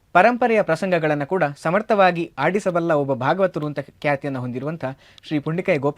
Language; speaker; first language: Kannada; native; Kannada